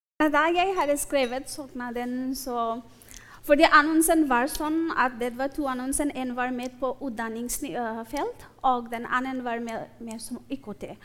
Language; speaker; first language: Norwegian; non-native, fluent; Bangla